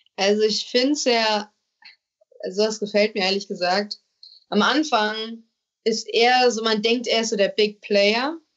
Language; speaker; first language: German; early bilingual, other home language; English